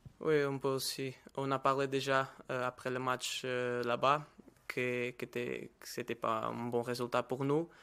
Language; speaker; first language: French; non-native, learner; Portuguese